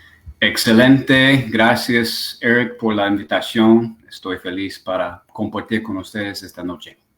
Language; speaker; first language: Spanish; non-native, fluent; English